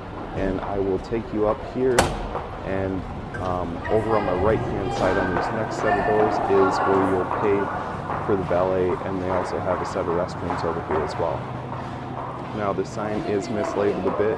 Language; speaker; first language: English; native; English